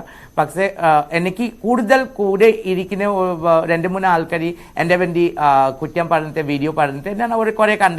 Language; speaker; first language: Malayalam; non-native, local second language; Assamese